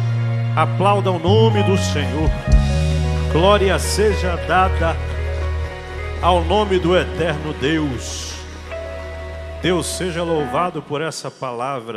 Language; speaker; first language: Portuguese; native; Portuguese